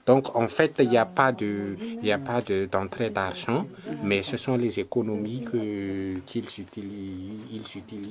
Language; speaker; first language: French; non-native, local second language; Malagasy